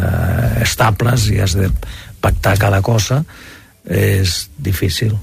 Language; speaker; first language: Catalan; non-native, local second language; Spanish